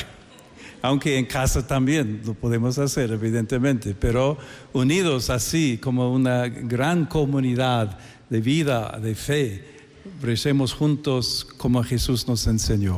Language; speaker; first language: Spanish; non-native, fluent; English